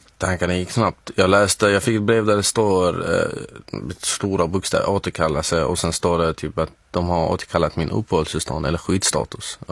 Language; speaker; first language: Swedish; non-native, fluent; Arabic